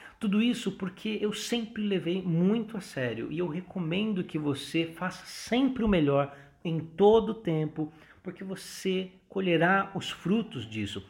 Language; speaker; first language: Portuguese; native; Portuguese